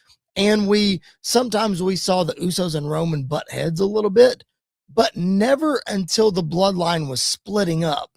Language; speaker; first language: English; native; English